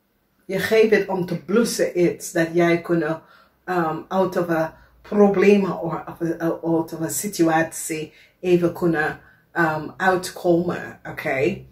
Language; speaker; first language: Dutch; non-native, learner; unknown